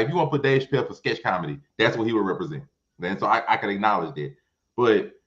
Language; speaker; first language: English; native; English